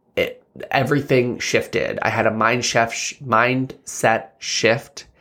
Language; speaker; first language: English; native; English